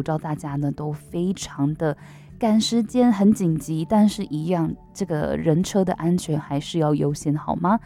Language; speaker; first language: Chinese; native; Chinese